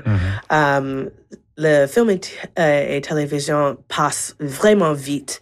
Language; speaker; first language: French; non-native, learner; English